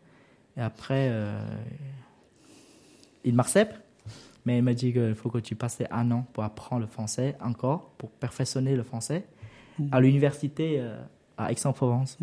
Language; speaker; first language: French; non-native, learner; Vietnamese